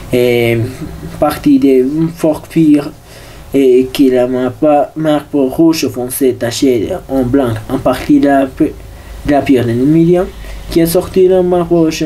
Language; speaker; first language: French; non-native, learner; Spanish